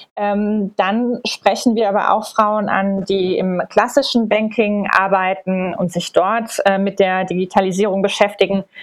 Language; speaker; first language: German; native; German